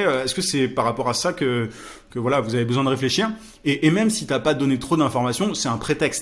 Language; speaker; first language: French; native; French